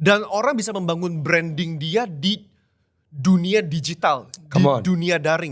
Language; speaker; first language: Indonesian; native; Indonesian